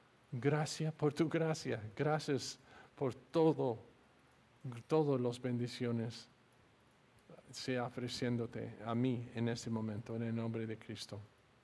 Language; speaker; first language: Spanish; non-native, learner; English